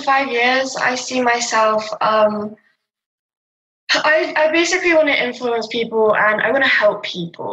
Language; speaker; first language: English; native; English